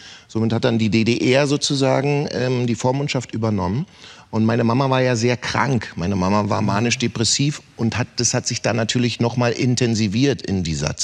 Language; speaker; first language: German; native; German